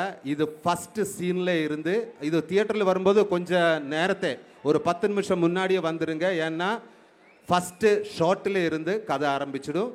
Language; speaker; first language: Tamil; non-native, local second language; Malayalam